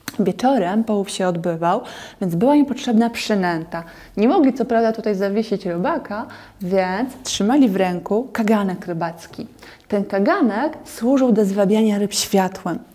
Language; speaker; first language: Polish; native; Polish